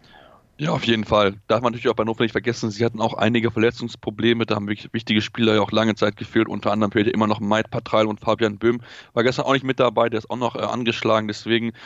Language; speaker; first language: German; native; German